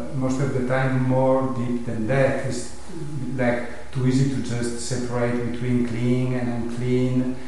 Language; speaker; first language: English; non-native, fluent; Italian